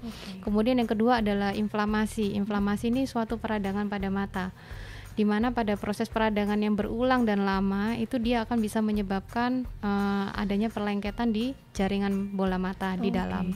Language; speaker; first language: Indonesian; native; Indonesian